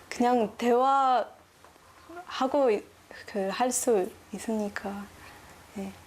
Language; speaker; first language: Korean; non-native, learner; Spanish